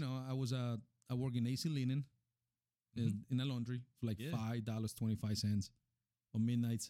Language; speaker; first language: English; non-native, fluent; Spanish